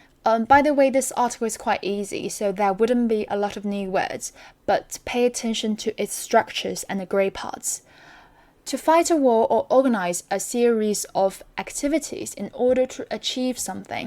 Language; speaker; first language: English; non-native, fluent; Chinese